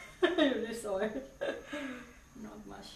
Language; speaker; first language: English; non-native, learner; Thai